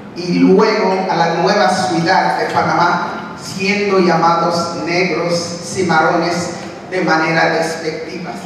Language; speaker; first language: Spanish; non-native, local second language; English